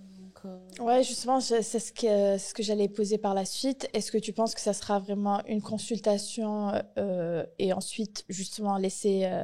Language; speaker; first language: French; native; French